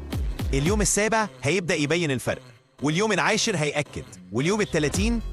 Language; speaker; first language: Arabic; native; Arabic